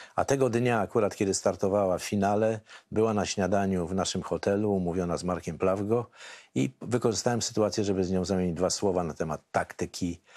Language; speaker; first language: Polish; native; Polish